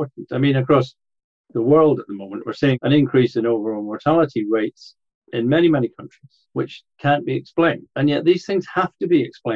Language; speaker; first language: English; native; English